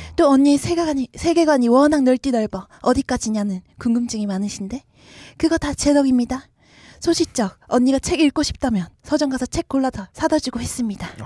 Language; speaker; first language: Korean; native; Korean